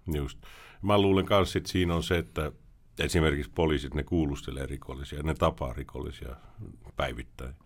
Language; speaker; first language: Finnish; early bilingual, heritage; Finnish